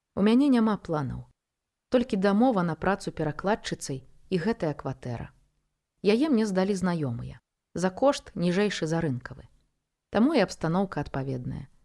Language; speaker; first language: Belarusian; non-native, local second language; Russian